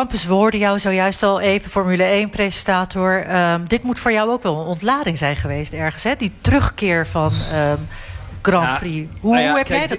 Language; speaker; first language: Dutch; native; Dutch